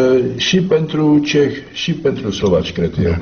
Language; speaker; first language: Romanian; non-native, fluent; Czech